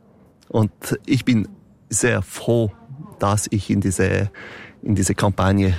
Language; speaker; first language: German; non-native, local second language; French